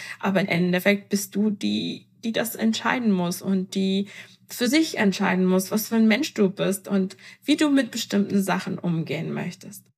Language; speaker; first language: German; non-native, fluent; Persian